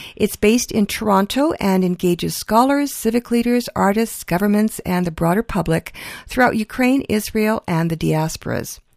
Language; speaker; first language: English; early bilingual, other home language; Ukrainian